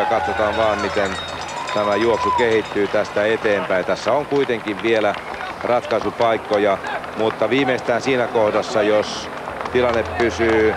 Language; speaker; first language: Finnish; native; Finnish